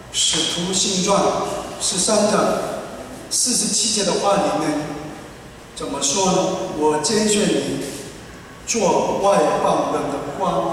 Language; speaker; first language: Chinese; non-native, fluent; Korean